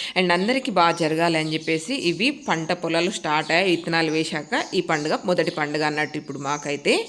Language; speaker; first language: Telugu; non-native, local second language; Lambadi